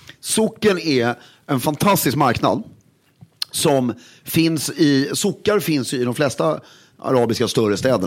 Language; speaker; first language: Swedish; native; Swedish